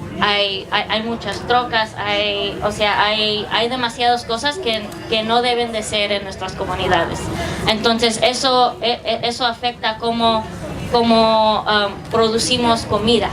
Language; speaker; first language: Spanish; early bilingual, heritage; English